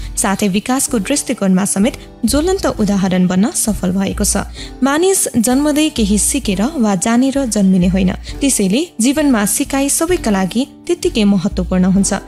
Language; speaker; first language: Nepali; non-native, local second language; Newari